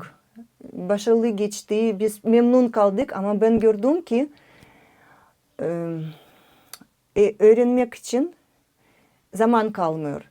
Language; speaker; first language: Turkish; non-native, learner; Russian